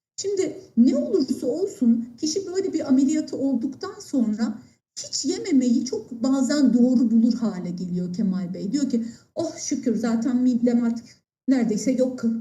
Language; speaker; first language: Turkish; native; Turkish